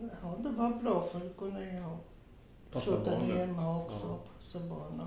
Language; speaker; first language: Swedish; non-native, fluent; Portuguese